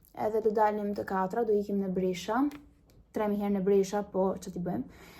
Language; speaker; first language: Albanian; early bilingual, heritage; Albanian